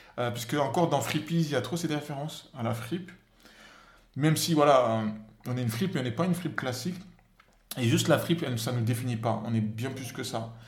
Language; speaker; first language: French; non-native, local second language; Wolof